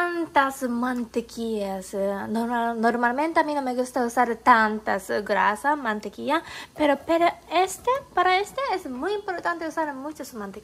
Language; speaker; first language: Spanish; non-native, learner; Japanese